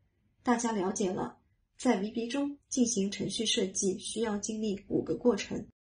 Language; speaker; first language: Chinese; native; Chinese